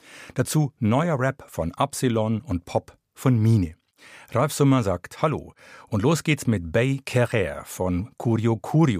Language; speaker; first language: German; native; German